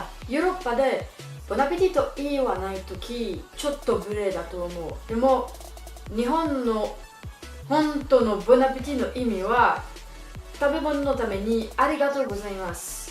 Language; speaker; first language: Japanese; non-native, learner; French